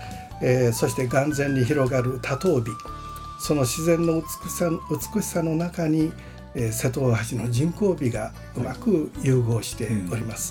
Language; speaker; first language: Japanese; native; Japanese